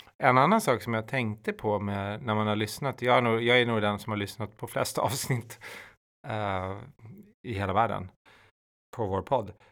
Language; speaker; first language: Swedish; native; Swedish